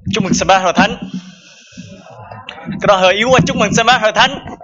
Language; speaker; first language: Vietnamese; early bilingual, heritage; Vietnamese